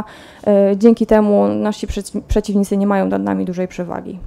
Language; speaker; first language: Polish; native; Polish